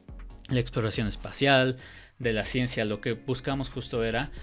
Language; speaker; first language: Spanish; native; Spanish